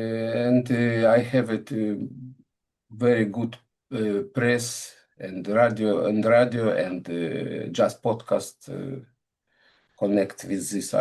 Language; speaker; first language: English; non-native, learner; Russian